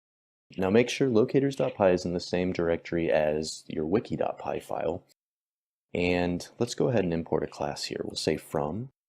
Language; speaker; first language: English; native; English